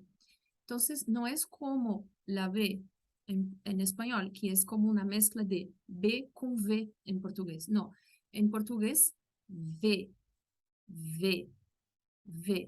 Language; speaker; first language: Spanish; non-native, local second language; Portuguese